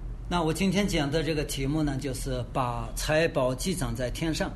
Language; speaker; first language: Chinese; native; Chinese